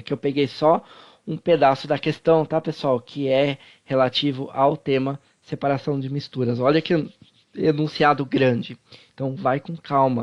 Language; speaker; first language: Portuguese; native; Portuguese